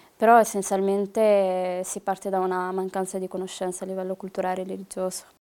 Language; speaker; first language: Italian; early bilingual, other home language; Arabic